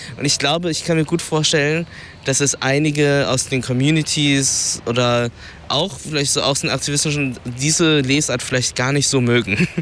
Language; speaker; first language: German; early bilingual, other home language; Vietnamese